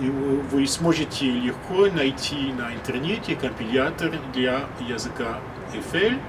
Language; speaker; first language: Russian; non-native, fluent; French